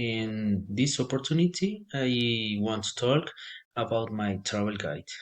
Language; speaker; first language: English; non-native, learner; Spanish